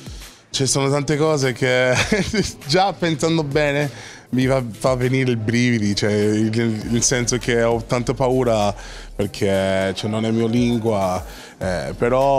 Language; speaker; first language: Italian; non-native, fluent; English